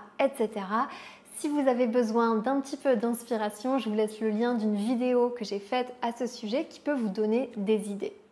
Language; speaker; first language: French; native; French